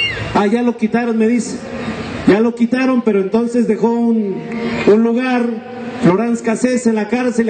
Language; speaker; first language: Spanish; native; Spanish